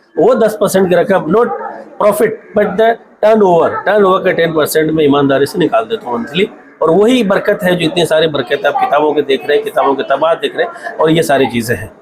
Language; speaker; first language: Hindi; non-native, local second language; Urdu